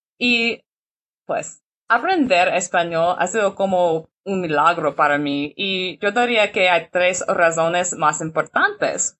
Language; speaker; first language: Spanish; non-native, learner; English